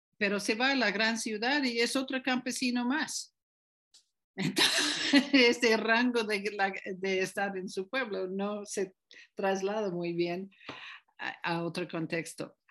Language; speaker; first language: Spanish; non-native, fluent; English